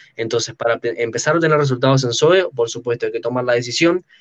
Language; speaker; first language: Spanish; native; Spanish